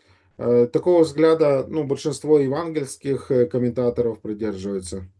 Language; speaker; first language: Russian; native; Russian